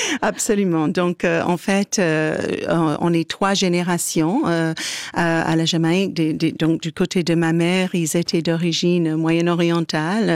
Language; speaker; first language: French; native; French